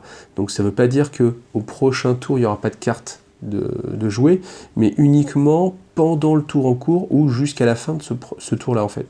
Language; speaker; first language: French; native; French